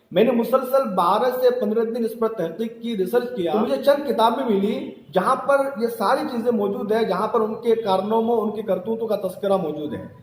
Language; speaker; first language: Urdu; native; Urdu